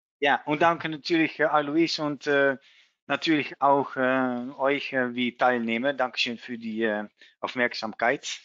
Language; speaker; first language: German; non-native, learner; Dutch